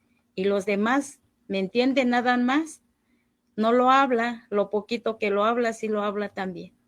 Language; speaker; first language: Spanish; non-native, local second language; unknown